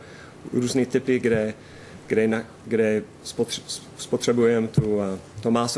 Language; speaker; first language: Czech; non-native, fluent; English